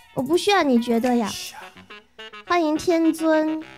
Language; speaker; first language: Chinese; native; Chinese